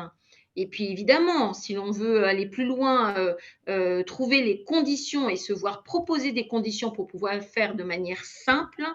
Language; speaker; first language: French; native; French